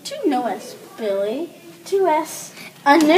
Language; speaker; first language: Spanish; non-native, learner; English